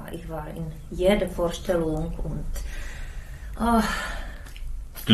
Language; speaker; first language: German; non-native, learner; Czech